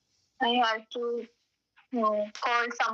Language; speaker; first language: English; non-native, learner; Malayalam